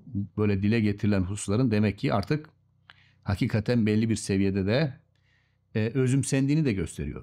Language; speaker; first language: Turkish; native; Turkish